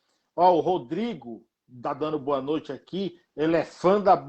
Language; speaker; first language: Portuguese; native; Portuguese